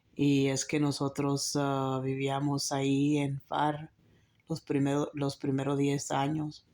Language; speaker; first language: Spanish; early bilingual, heritage; Spanish